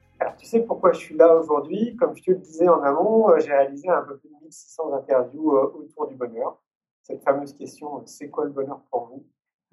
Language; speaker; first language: French; native; French